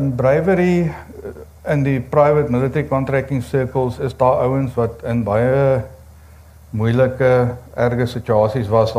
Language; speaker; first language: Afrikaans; native; Afrikaans